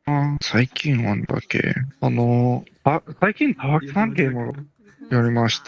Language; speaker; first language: Japanese; non-native, learner; English